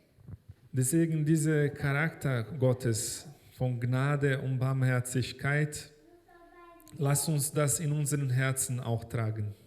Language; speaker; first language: German; non-native, fluent; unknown